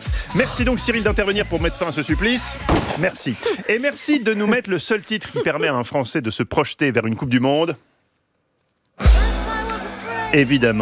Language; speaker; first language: French; native; French